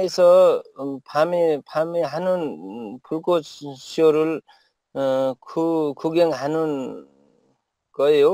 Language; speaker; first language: Korean; non-native, learner; Nepali